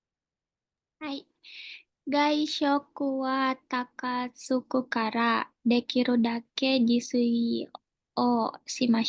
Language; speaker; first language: Japanese; non-native, learner; Indonesian